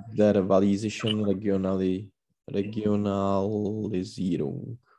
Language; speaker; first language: German; non-native, learner; Czech